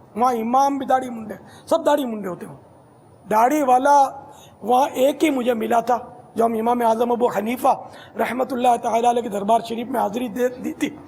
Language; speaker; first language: Urdu; non-native, local second language; Memoni